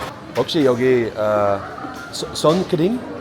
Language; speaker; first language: Korean; non-native, learner; Dutch